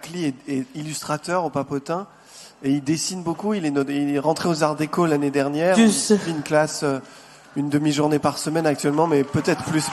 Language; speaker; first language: French; native; French